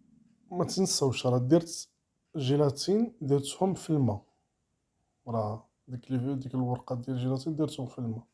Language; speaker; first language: Arabic; native; Arabic